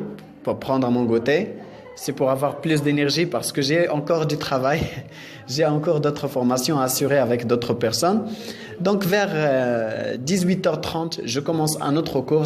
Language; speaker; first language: French; non-native, local second language; Arabic